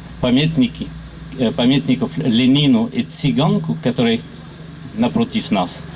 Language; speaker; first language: Russian; non-native, learner; French